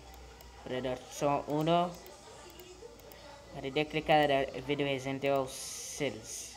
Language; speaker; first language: Spanish; non-native, learner; Portuguese